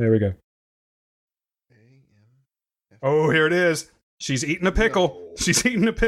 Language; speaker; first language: English; native; English